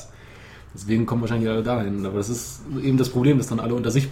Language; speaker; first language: German; native; German